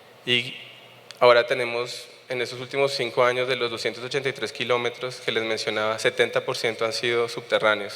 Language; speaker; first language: Spanish; native; Spanish